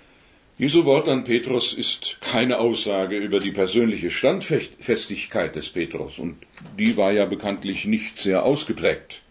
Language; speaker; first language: German; native; German